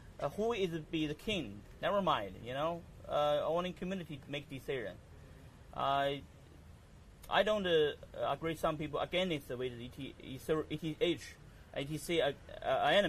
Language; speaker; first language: English; non-native, learner; Chinese